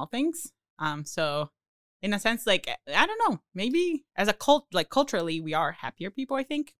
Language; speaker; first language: English; non-native, fluent; Portuguese